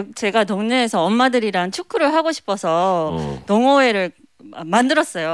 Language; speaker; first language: Korean; non-native, fluent; English